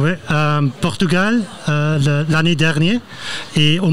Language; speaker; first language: French; non-native, fluent; German